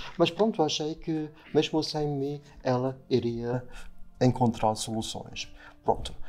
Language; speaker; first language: Portuguese; non-native, fluent; German